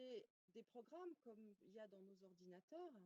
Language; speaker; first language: French; native; French